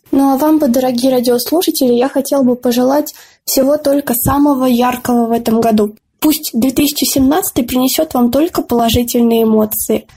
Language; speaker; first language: Russian; native; Russian